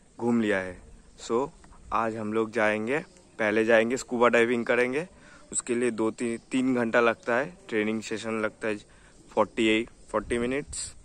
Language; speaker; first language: Hindi; non-native, local second language; Bangla